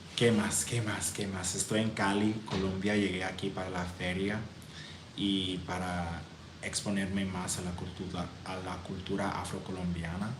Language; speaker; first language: Spanish; non-native, fluent; English